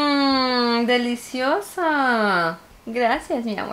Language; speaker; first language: Spanish; early bilingual, heritage; Spanish